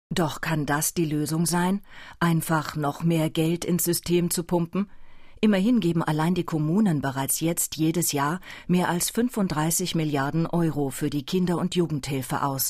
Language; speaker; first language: German; native; German